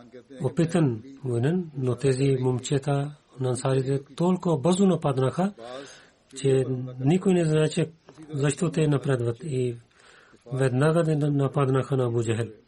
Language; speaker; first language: Bulgarian; non-native, learner; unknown